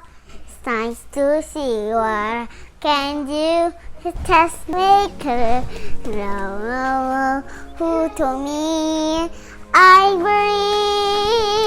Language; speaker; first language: English; non-native, learner; Indonesian